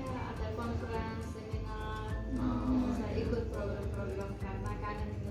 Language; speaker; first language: Indonesian; non-native, fluent; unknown